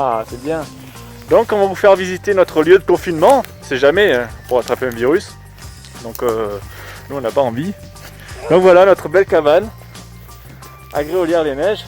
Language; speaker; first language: French; native; French